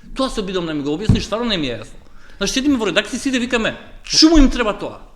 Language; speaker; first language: Macedonian; native; Macedonian